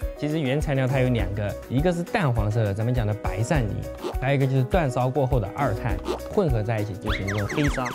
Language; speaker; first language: Chinese; native; Chinese